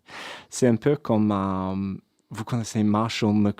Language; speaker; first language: French; non-native, fluent; English